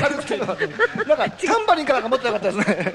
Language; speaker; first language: Japanese; native; Japanese